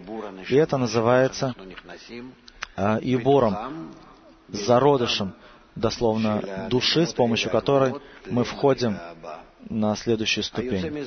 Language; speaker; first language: Russian; native; Russian